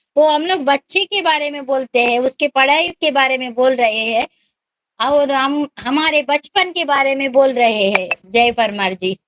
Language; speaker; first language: Hindi; non-native, local second language; Kannada